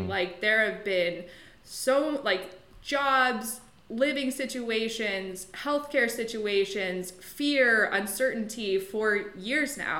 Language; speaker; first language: English; native; English